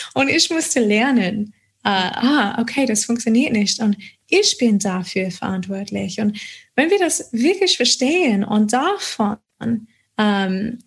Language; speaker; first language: German; non-native, fluent; English